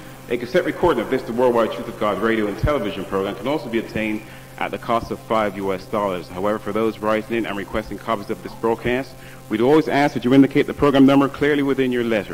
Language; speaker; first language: English; native; English